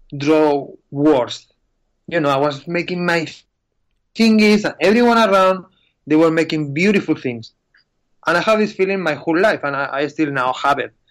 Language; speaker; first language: English; non-native, fluent; Spanish